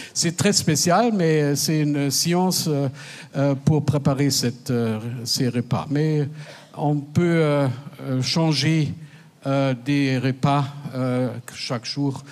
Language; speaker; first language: French; non-native, fluent; German